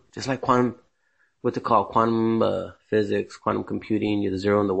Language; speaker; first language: English; native; English